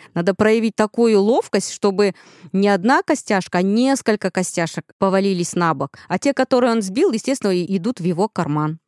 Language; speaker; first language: Russian; non-native, local second language; Kazakh